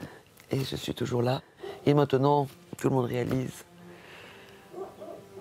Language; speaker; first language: French; native; French